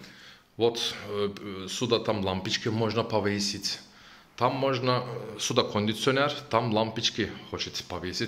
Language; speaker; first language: Russian; non-native, local second language; Turkish